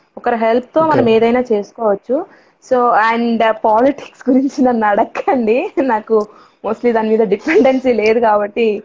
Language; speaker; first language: Telugu; non-native, local second language; Tamil